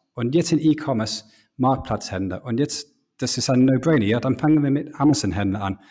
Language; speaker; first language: German; non-native, fluent; English